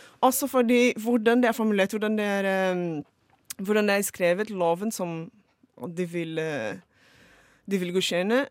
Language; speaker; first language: Norwegian; non-native, fluent; Portuguese